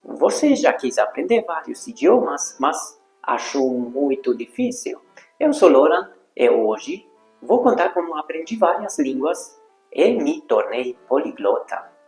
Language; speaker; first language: Portuguese; non-native, fluent; Hungarian